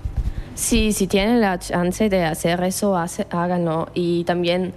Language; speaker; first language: Spanish; non-native, fluent; German